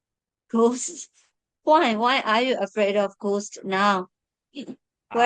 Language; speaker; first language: English; non-native, fluent; Burmese